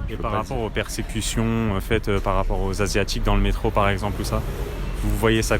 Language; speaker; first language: French; native; French